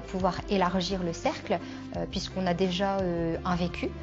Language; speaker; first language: French; native; French